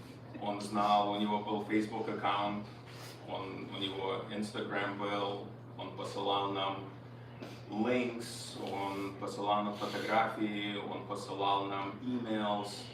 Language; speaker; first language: Russian; early bilingual, heritage; Russian